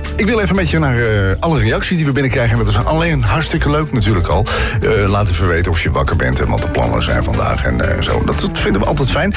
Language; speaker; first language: Dutch; native; Dutch